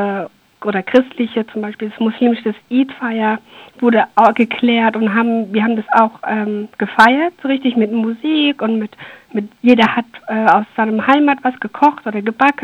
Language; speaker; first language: German; early bilingual, other home language; Persian